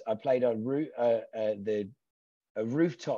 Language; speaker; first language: English; native; English